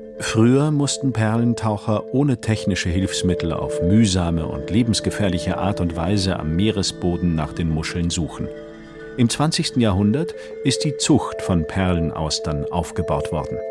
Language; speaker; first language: German; native; German